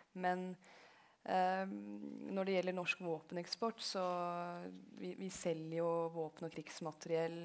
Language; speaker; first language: Norwegian; early bilingual, other home language; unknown